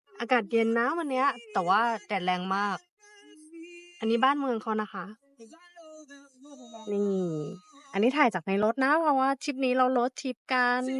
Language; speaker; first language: Thai; native; Thai